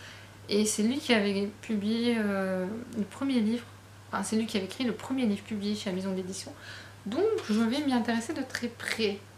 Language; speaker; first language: French; native; French